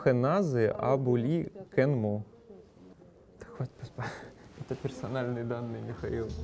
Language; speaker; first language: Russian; native; Russian